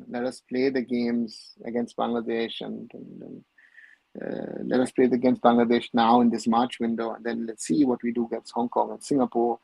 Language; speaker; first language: English; non-native, local second language; Bangla